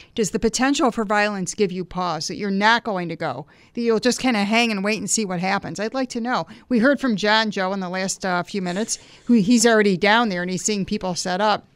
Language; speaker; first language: English; early bilingual, other home language; Italian